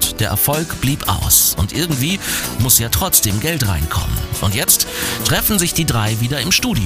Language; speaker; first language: German; native; German